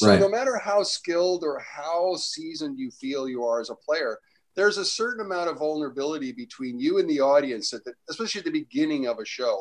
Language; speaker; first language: English; native; English